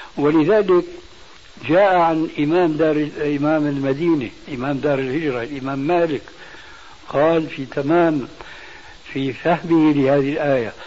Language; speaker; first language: Arabic; early bilingual, other home language; Albanian